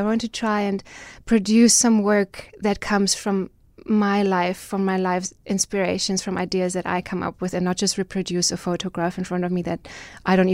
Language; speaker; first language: English; non-native, fluent; German